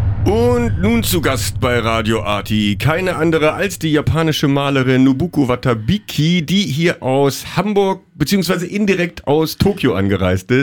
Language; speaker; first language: German; native; German